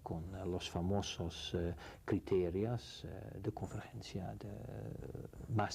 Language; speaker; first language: Spanish; non-native, fluent; Dutch